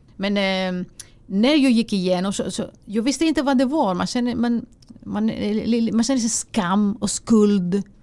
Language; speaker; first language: Swedish; non-native, fluent; Greek